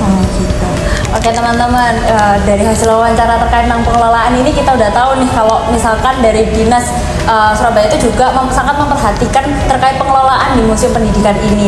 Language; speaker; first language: Indonesian; native; Indonesian